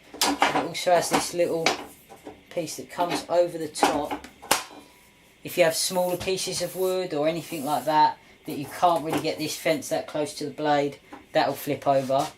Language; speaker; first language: English; native; English